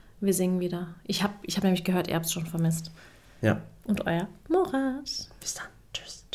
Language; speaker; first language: German; early bilingual, other home language; Turkish